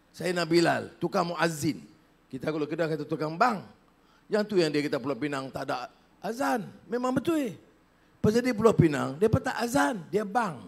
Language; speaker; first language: Malay; native; Malay